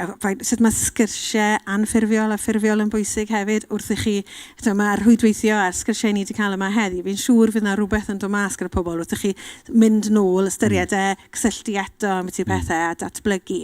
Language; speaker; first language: Welsh; native; Welsh